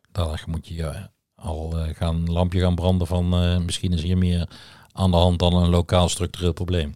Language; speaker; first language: Dutch; native; Dutch